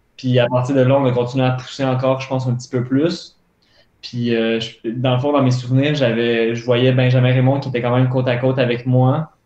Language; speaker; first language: French; native; French